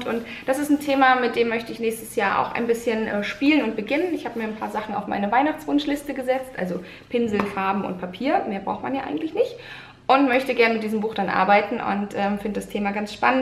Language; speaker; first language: German; native; German